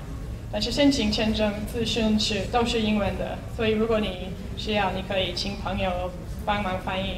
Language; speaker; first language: Chinese; non-native, fluent; English